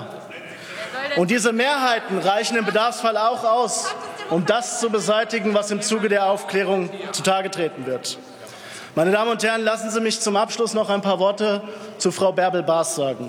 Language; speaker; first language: German; native; German